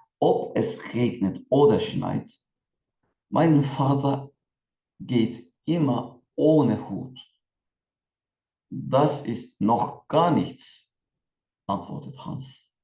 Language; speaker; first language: German; non-native, fluent; Turkish